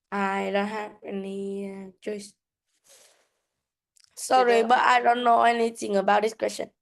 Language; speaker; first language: English; non-native, learner; Vietnamese